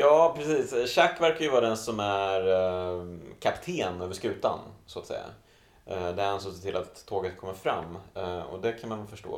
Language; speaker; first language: Swedish; native; Swedish